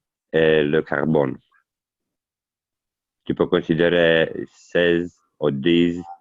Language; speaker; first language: French; non-native, learner; Italian